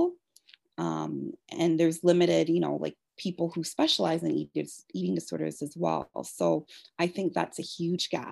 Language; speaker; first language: English; native; English